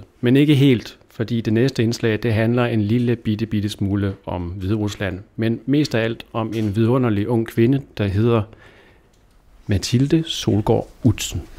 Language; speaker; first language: Danish; native; Danish